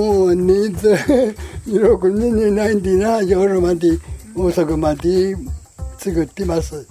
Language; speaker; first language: Japanese; native; Japanese